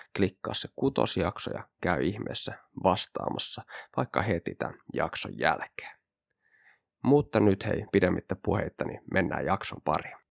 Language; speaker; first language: Finnish; native; Finnish